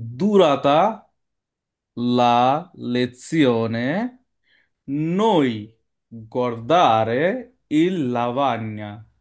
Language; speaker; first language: Italian; non-native, learner; Bangla